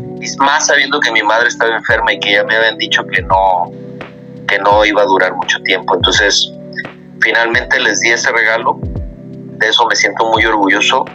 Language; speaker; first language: Spanish; native; Spanish